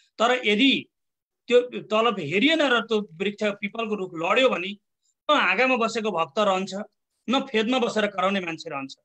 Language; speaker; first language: Nepali; native; Nepali